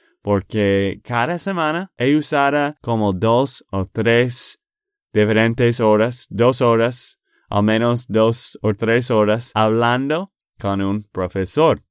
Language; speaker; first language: Spanish; non-native, fluent; English